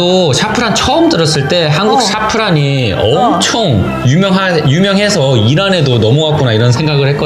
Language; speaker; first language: Korean; native; Korean